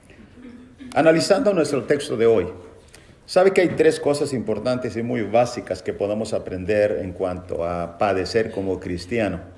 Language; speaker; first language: Spanish; native; Spanish